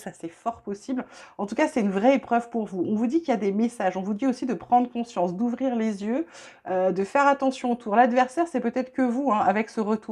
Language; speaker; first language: French; native; French